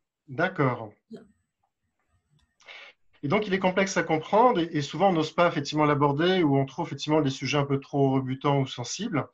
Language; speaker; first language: French; native; French